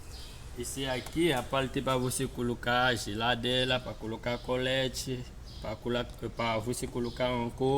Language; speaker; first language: Portuguese; non-native, learner; Haitian Creole